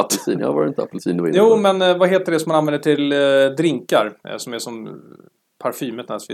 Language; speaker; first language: Swedish; native; Swedish